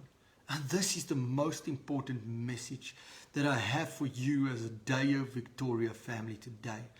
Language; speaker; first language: English; non-native, local second language; Afrikaans